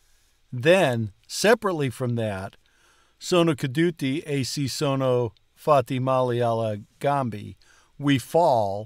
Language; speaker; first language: Italian; non-native, learner; English